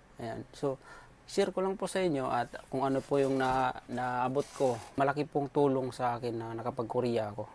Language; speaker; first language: Filipino; non-native, local second language; Cebuano